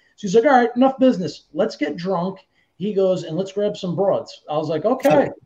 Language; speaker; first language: English; native; English